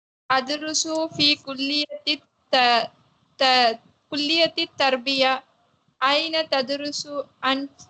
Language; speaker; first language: Arabic; non-native, learner; Tamil